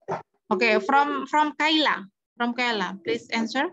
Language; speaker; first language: English; non-native, fluent; Indonesian